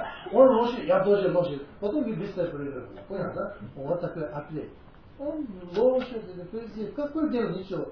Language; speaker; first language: Russian; non-native, learner; Tibetan